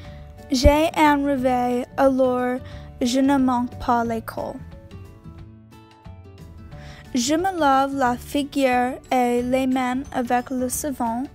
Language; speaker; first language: French; non-native, learner; English